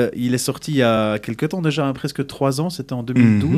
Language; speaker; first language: French; native; French